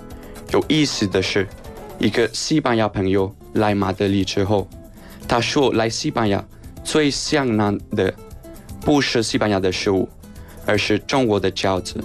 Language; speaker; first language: Chinese; non-native, fluent; Spanish